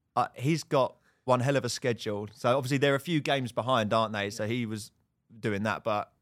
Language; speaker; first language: English; native; English